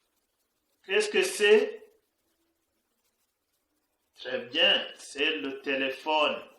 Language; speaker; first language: French; non-native, fluent; Kinyarwanda